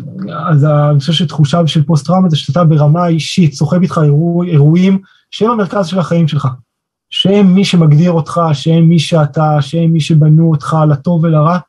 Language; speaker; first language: Hebrew; native; Hebrew